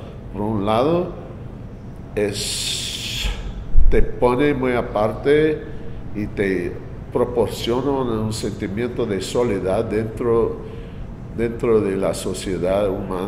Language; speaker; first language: Spanish; non-native, fluent; English